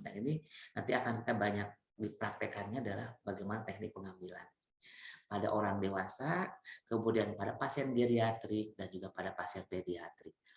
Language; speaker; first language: Indonesian; native; Indonesian